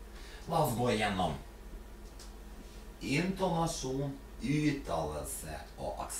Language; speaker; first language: Norwegian; non-native, fluent; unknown